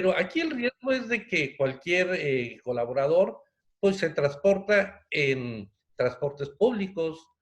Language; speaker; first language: Spanish; native; Spanish